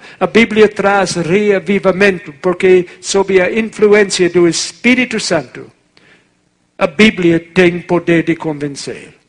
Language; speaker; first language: Portuguese; non-native, fluent; English